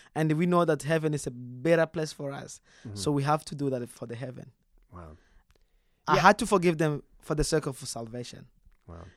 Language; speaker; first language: English; non-native, learner; Kinyarwanda